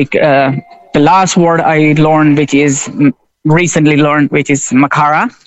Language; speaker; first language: English; non-native, local second language; Urdu